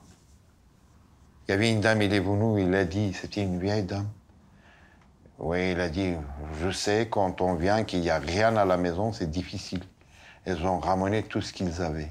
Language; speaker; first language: French; non-native, fluent; Persian